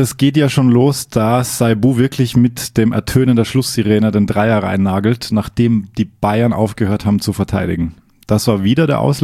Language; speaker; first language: German; native; German